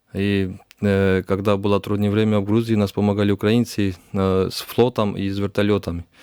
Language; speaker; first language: Ukrainian; non-native, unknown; Georgian